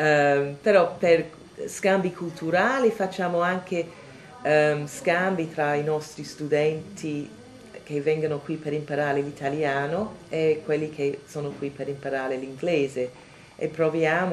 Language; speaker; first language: Italian; non-native, fluent; English